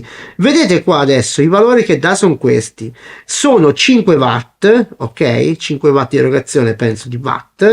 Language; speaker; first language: Italian; native; Italian